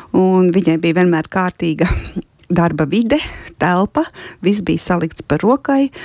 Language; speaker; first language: Latvian; native; Latvian